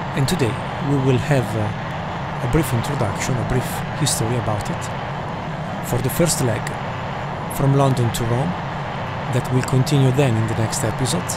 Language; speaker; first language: English; non-native, fluent; Italian